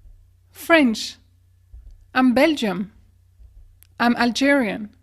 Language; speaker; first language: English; non-native, fluent; French